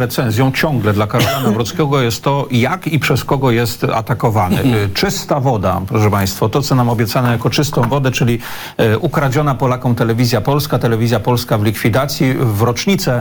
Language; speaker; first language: Polish; native; Polish